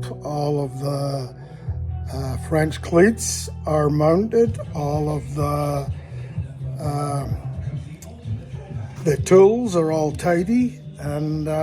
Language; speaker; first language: English; native; English